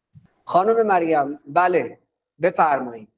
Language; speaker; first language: Persian; non-native, fluent; Urdu